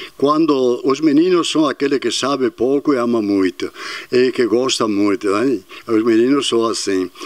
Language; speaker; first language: Portuguese; non-native, fluent; Italian